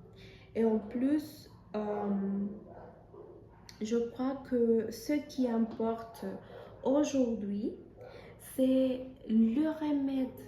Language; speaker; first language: French; non-native, fluent; Spanish